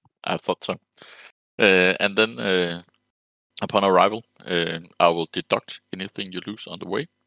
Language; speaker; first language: English; non-native, fluent; Danish